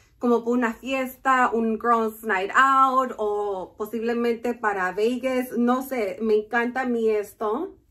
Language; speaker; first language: Spanish; early bilingual, heritage; Spanish